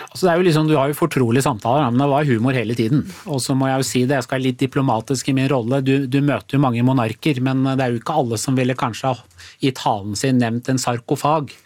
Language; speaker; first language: Norwegian; early bilingual, other home language; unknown